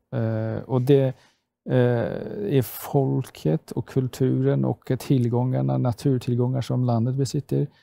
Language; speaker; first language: Swedish; non-native, fluent; Persian